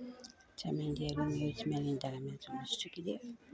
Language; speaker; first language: Arabic; native; Arabic